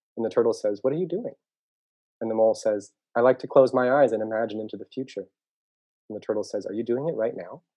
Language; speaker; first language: English; native; English